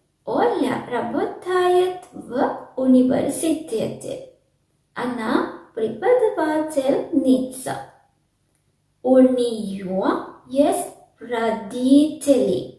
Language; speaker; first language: Russian; non-native, learner; Sinhala